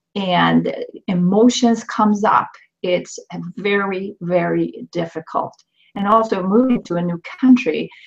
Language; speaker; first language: English; non-native, fluent; Swedish